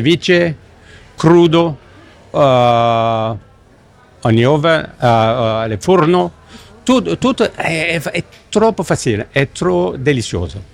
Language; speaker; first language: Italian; non-native, learner; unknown